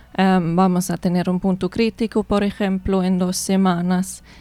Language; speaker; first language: Spanish; non-native, fluent; German